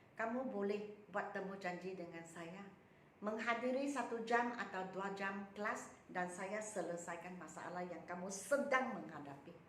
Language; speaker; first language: Malay; non-native, local second language; Chinese